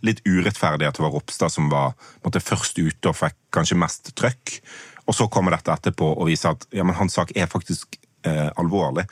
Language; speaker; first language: Norwegian; native; Norwegian